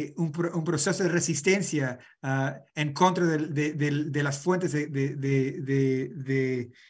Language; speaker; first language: Spanish; non-native, fluent; English